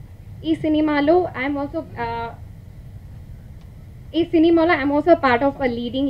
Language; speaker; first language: Telugu; early bilingual, heritage; Tamil